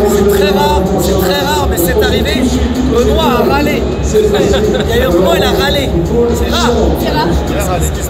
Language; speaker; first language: French; native; French